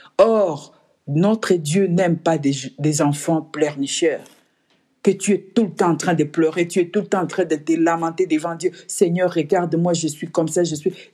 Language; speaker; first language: French; non-native, local second language; Lingala